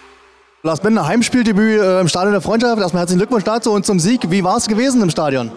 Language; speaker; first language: German; native; German